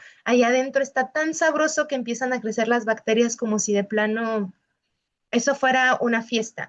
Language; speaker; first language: Spanish; native; Spanish